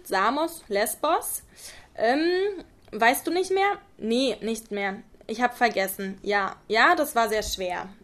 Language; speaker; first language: German; native; German